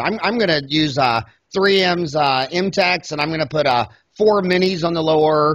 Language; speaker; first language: English; native; English